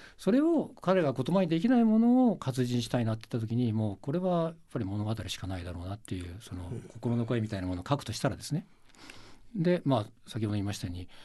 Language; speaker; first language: Japanese; native; Japanese